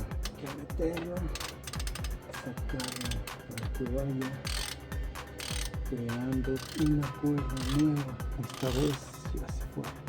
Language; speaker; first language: Spanish; native; Spanish